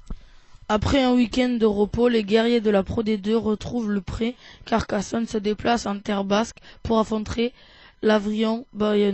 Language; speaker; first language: French; native; French